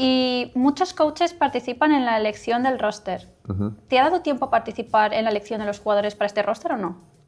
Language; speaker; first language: Spanish; native; Spanish